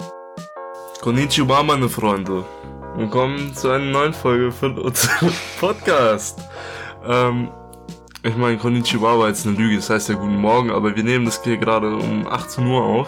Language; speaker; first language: German; native; German